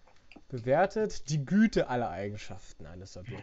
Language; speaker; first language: German; native; German